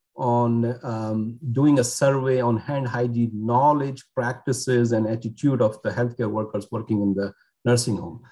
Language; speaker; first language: English; non-native, local second language; Urdu